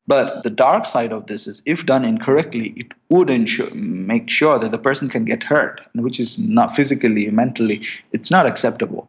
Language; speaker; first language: English; non-native, local second language; Bangla